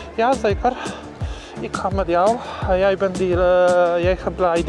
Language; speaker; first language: Dutch; non-native, learner; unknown